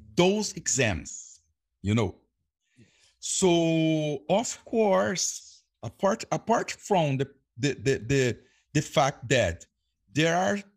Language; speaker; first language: English; non-native, fluent; Portuguese